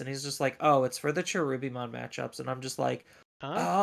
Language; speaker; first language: English; native; English